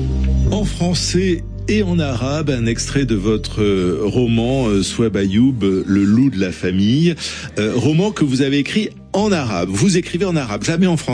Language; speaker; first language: French; native; French